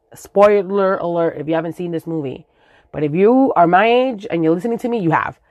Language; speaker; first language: English; early bilingual, other home language; Spanish